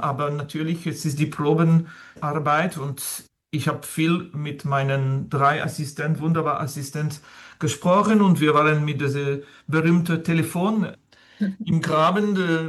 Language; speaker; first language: German; non-native, fluent; French